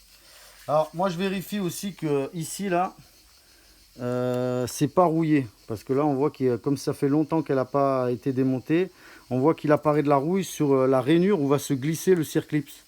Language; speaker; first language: French; native; French